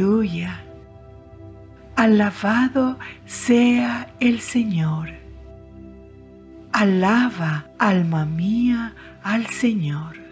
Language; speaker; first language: Spanish; native; Spanish